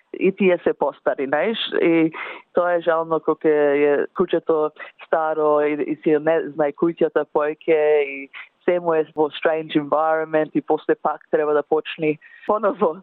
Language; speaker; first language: Macedonian; early bilingual, heritage; English